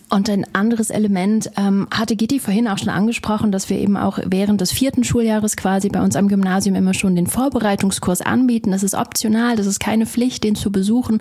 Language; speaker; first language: German; native; German